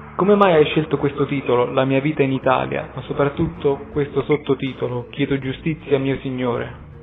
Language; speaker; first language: Italian; native; Italian